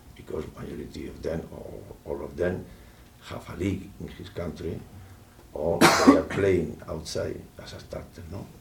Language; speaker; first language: English; non-native, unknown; Spanish